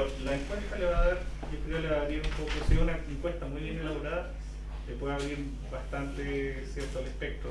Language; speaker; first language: Spanish; native; Spanish